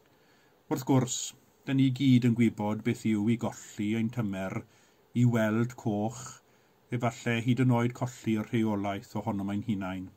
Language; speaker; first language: Welsh; native; Welsh